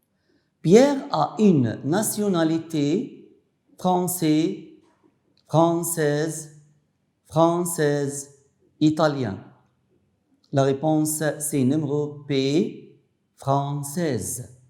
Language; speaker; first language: French; non-native, fluent; Arabic